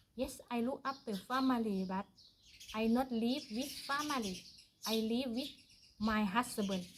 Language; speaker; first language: English; non-native, learner; Thai